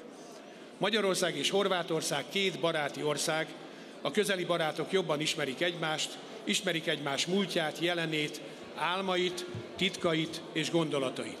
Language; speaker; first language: Hungarian; native; Hungarian